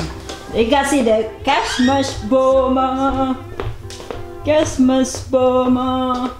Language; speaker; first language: Dutch; non-native, learner; Indonesian